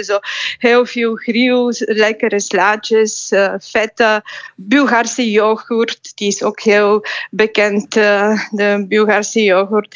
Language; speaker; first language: Dutch; non-native, fluent; Bulgarian